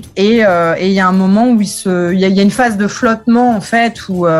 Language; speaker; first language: French; native; French